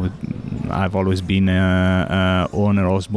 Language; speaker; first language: English; non-native, fluent; Italian